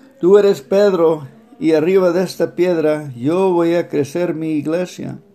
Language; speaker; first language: Spanish; early bilingual, heritage; Spanish